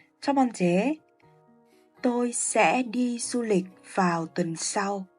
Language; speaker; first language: Vietnamese; non-native, fluent; Korean